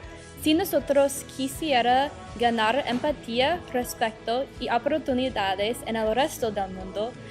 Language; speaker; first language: Spanish; non-native, learner; English